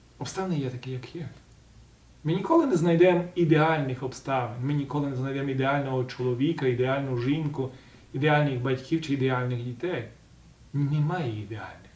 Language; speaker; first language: Ukrainian; native; Ukrainian